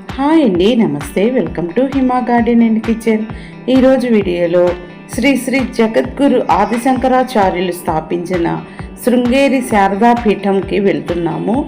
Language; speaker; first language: Telugu; native; Telugu